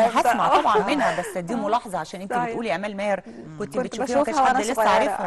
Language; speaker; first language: Arabic; native; Arabic